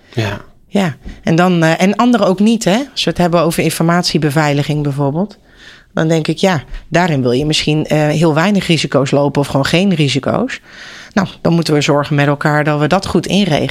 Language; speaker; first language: Dutch; native; Dutch